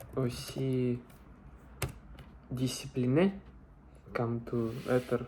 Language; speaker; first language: French; non-native, learner; Russian